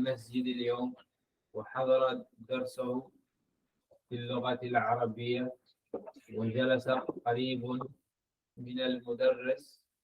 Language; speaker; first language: Arabic; non-native, learner; English